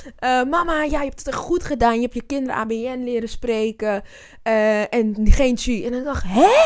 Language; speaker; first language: Dutch; native; Dutch